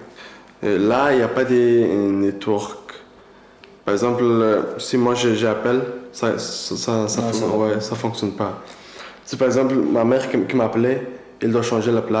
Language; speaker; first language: French; non-native, learner; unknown